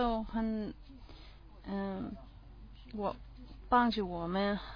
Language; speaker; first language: Chinese; non-native, learner; English